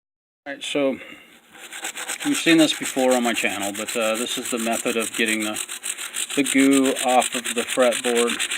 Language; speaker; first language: English; native; English